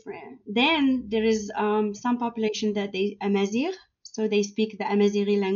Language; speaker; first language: English; non-native, fluent; Arabic